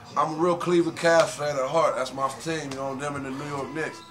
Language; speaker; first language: English; native; English